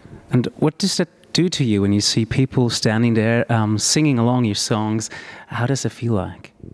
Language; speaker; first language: English; non-native, fluent; German